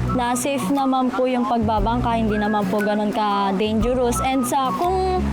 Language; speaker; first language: Filipino; native; Filipino